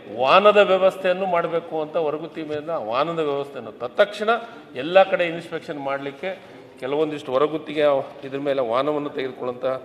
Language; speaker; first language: Kannada; native; Kannada